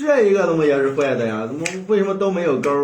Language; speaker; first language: Chinese; native; Chinese